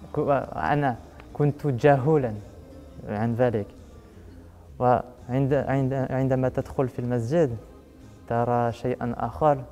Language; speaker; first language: Arabic; non-native, learner; French